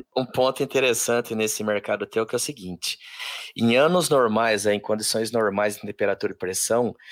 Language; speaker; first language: Portuguese; native; Portuguese